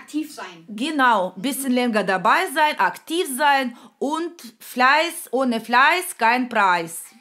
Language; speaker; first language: German; non-native, learner; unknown